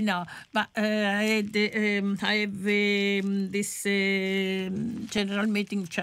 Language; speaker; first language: English; non-native, learner; Italian